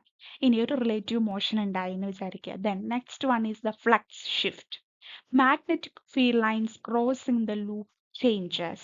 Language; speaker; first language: Malayalam; native; Malayalam